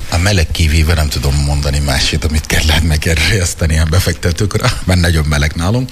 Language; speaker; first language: Hungarian; non-native, fluent; Arabic